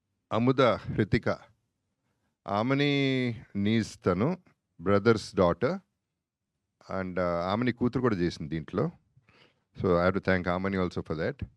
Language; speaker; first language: Telugu; native; Telugu